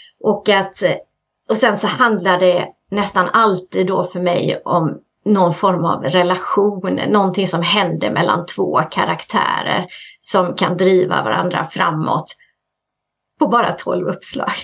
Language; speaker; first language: Swedish; native; Swedish